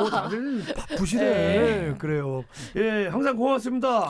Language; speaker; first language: Korean; native; Korean